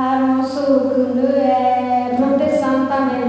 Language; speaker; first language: Portuguese; non-native, local second language; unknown